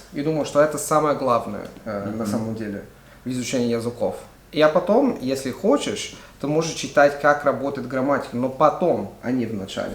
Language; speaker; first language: Russian; non-native, fluent; Italian